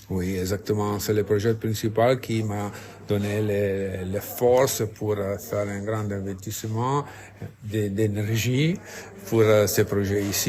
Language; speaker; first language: French; non-native, fluent; Italian